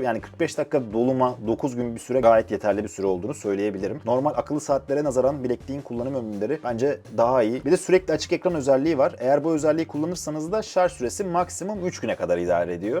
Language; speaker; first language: Turkish; native; Turkish